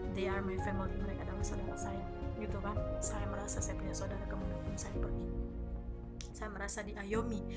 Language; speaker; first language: Indonesian; native; Indonesian